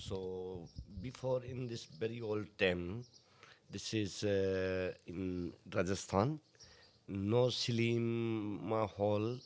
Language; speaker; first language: English; non-native, learner; Hindi